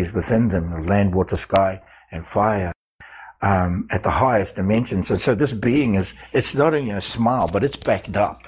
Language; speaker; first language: English; native; English